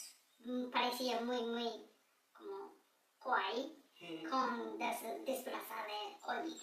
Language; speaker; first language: Spanish; non-native, learner; Japanese